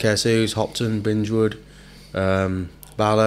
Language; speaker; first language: English; native; English